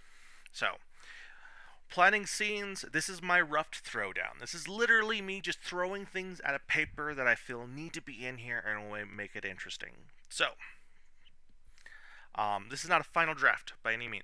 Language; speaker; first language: English; native; English